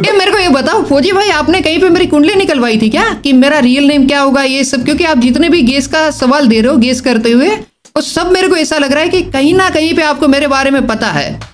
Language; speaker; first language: Hindi; non-native, local second language; Gujarati